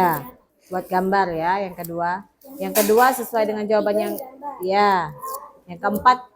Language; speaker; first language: Indonesian; native; Indonesian